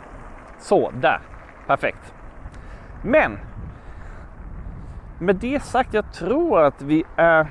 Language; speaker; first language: Swedish; native; Swedish